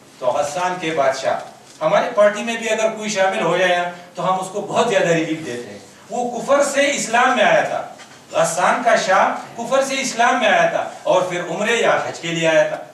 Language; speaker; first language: Urdu; non-native, local second language; Pashto